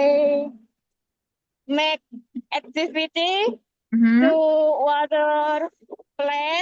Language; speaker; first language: English; non-native, learner; Indonesian